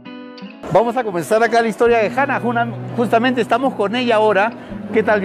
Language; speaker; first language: Spanish; native; Spanish